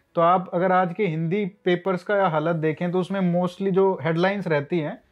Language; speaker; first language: Hindi; native; Hindi